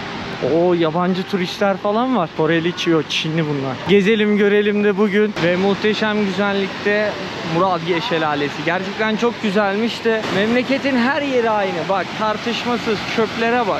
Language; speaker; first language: Turkish; native; Turkish